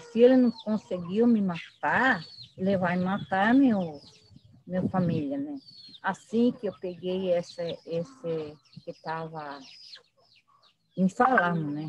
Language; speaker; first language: Portuguese; non-native, local second language; Guarani